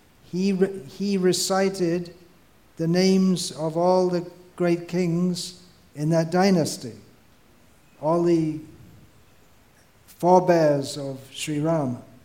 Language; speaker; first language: English; native; English